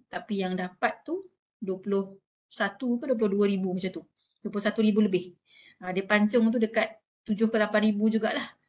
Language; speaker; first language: Malay; native; Malay